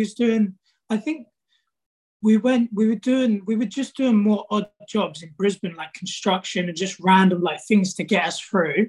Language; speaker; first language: English; native; English